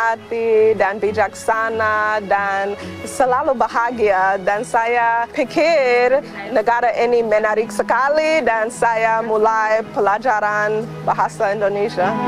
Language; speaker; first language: Indonesian; non-native, fluent; English